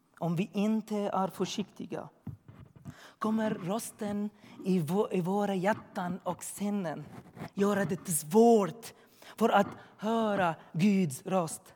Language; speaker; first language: Swedish; non-native, learner; Arabic